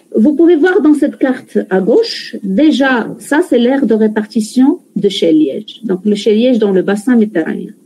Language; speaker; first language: French; non-native, local second language; Arabic